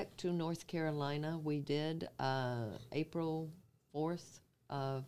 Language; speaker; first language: English; native; English